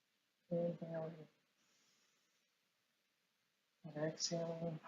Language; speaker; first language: English; native; English